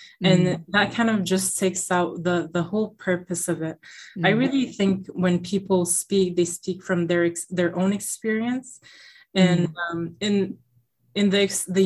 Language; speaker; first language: English; native; English